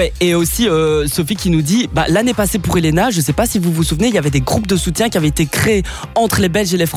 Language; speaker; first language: French; native; French